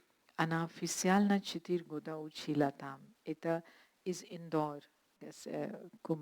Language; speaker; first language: Russian; non-native, learner; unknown